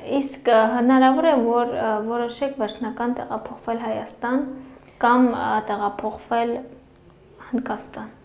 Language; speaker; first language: Armenian; native; Armenian